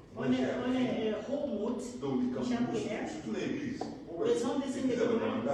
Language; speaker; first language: German; non-native, fluent; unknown